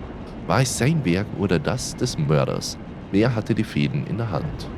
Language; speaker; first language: German; native; German